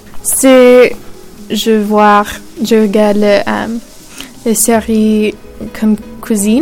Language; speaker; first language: French; non-native, learner; English